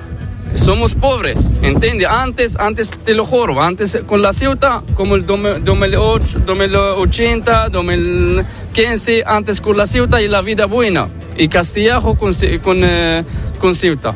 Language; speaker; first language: Spanish; non-native, learner; Arabic